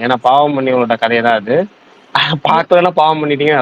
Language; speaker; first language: Tamil; native; Tamil